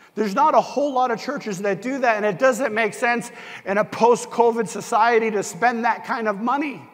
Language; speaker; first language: English; native; English